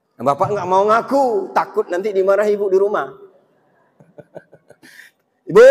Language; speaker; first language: Indonesian; non-native, local second language; Minangkabau